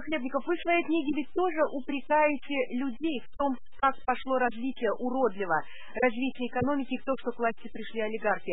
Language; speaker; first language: Russian; native; Russian